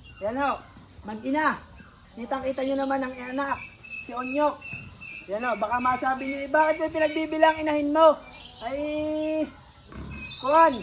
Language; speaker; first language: Filipino; native; Filipino